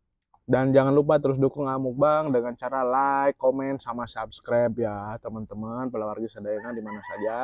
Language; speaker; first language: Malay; non-native, local second language; Sundanese